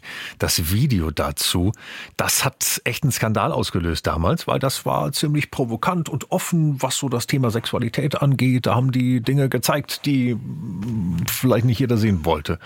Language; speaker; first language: German; native; German